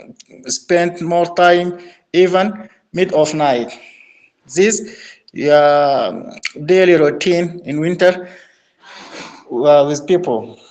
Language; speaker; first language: English; non-native, learner; Arabic